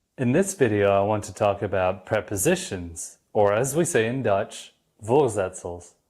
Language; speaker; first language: English; non-native, fluent; Dutch